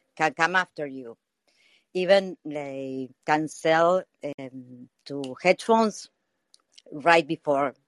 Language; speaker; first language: English; non-native, learner; Spanish